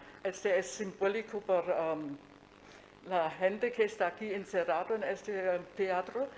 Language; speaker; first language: Spanish; non-native, fluent; German